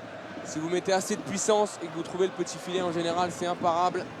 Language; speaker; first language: French; native; French